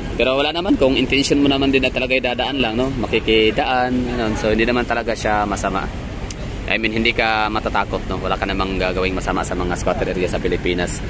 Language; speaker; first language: Filipino; non-native, local second language; Cebuano